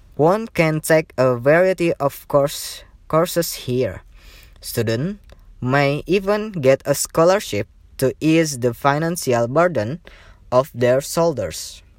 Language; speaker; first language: English; non-native, learner; Indonesian